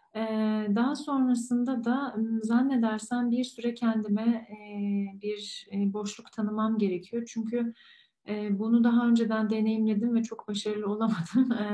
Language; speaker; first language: Turkish; native; Turkish